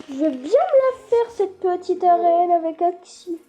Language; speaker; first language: French; native; French